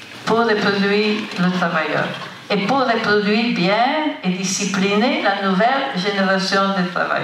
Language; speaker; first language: French; non-native, fluent; Italian